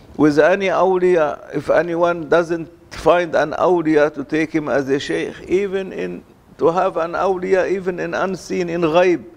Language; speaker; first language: English; non-native, fluent; Arabic